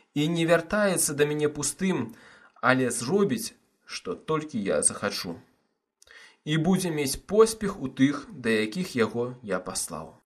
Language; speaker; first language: Belarusian; non-native, local second language; Russian